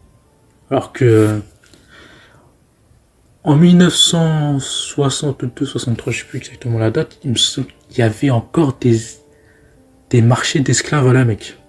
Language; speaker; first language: French; native; French